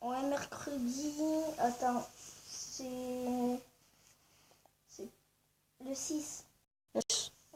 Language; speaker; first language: French; native; French